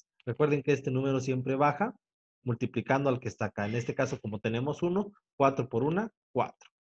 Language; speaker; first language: Spanish; native; Spanish